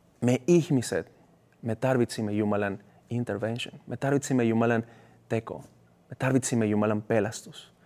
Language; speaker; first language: Finnish; non-native, fluent; Spanish